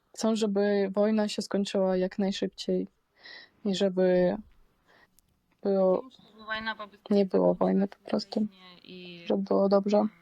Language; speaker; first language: Polish; non-native, fluent; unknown